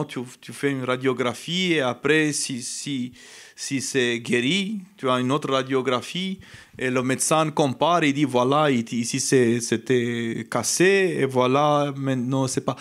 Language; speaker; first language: French; non-native, fluent; Romanian